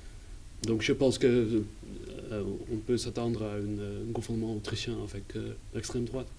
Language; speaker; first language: French; non-native, fluent; Dutch